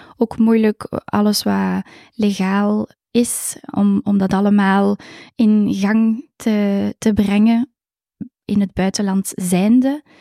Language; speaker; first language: Dutch; native; Dutch